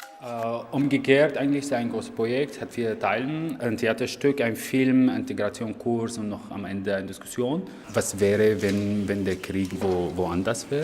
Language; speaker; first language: German; non-native, fluent; Arabic